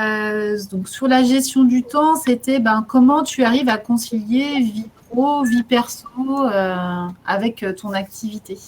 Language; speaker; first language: French; native; French